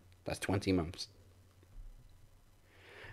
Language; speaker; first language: English; native; English